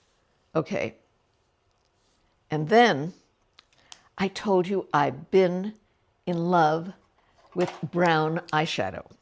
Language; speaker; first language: English; native; English